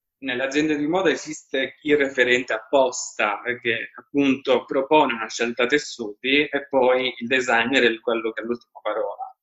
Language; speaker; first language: Italian; native; Italian